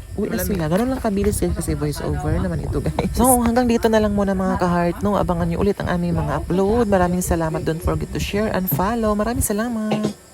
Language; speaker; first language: Filipino; non-native, local second language; Cebuano